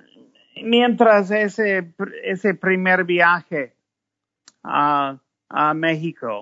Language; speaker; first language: Spanish; non-native, fluent; English